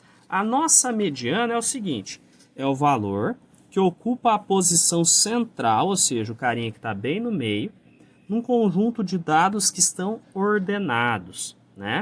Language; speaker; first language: Portuguese; native; Portuguese